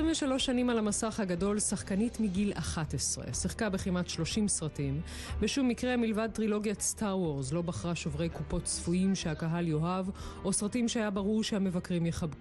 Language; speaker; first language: Hebrew; native; Hebrew